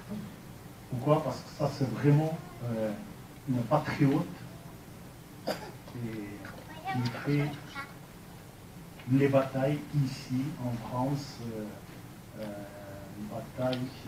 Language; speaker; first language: French; non-native, learner; Ukrainian